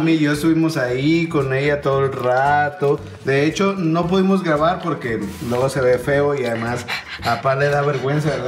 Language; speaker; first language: Spanish; native; Spanish